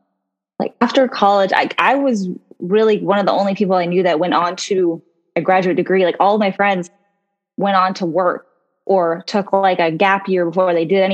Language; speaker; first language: English; native; English